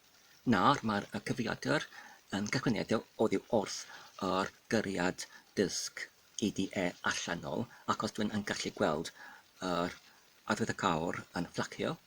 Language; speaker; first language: Welsh; non-native, fluent; English